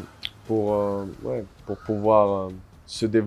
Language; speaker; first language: French; non-native, fluent; German